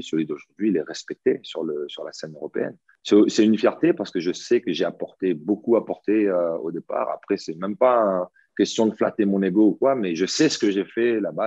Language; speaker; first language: French; native; French